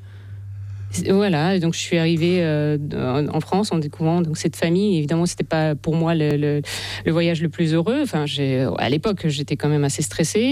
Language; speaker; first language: French; non-native, fluent; Russian